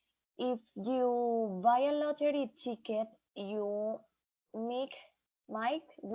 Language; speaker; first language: English; non-native, learner; Spanish